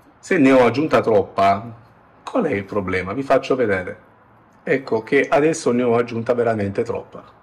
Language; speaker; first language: Italian; native; Italian